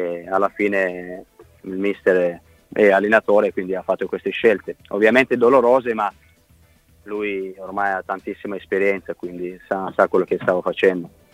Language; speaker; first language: Italian; non-native, fluent; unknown